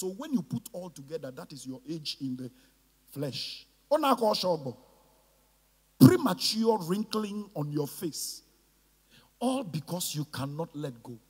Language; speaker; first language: English; non-native, local second language; Ga